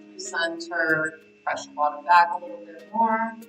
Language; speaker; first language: English; native; English